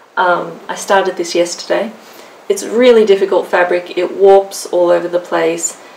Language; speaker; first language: English; native; English